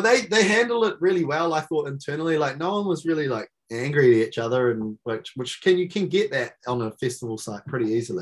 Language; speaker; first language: English; native; English